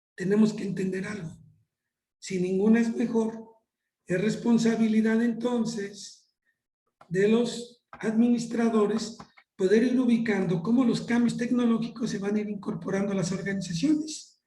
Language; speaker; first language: Spanish; native; Spanish